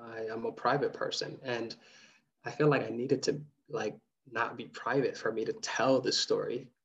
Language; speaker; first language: English; early bilingual, other home language; Somali